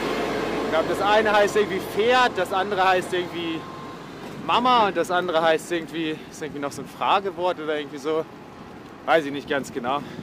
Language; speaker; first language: German; native; German